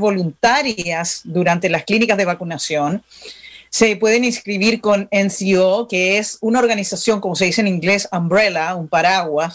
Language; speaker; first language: Spanish; native; Spanish